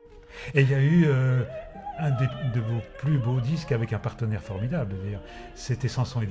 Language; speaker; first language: French; native; French